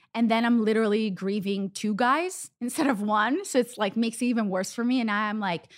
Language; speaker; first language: English; non-native, fluent; Hebrew